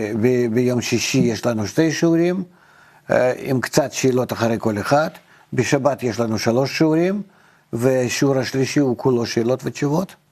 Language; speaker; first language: Hebrew; non-native, fluent; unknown